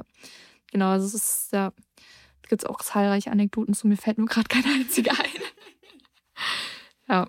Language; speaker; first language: German; native; German